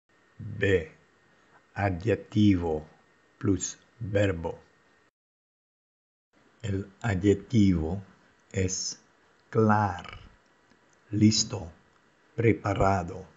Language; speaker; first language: Spanish; non-native, fluent; Dutch